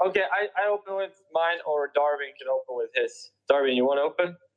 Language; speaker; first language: English; native; English